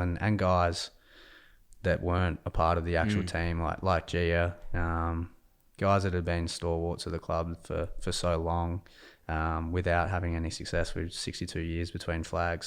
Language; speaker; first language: English; native; English